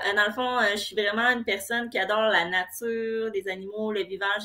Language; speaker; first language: French; native; French